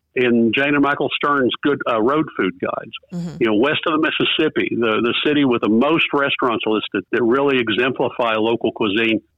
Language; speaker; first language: English; native; English